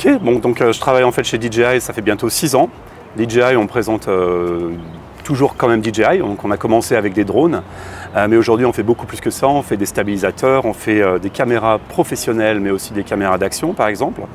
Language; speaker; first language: French; native; French